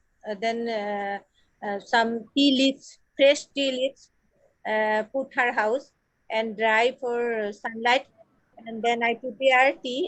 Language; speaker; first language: English; non-native, learner; Assamese